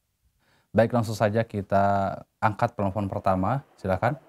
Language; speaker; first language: Indonesian; native; Indonesian